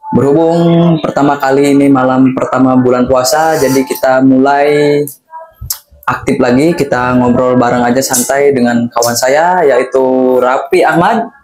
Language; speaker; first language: Indonesian; native; Indonesian